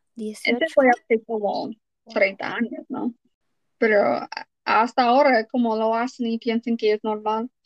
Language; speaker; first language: Spanish; non-native, fluent; English